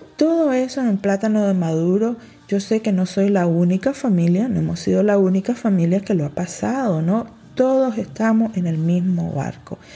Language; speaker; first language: Spanish; early bilingual, heritage; Spanish